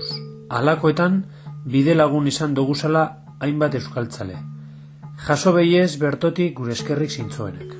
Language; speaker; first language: Basque; native; Basque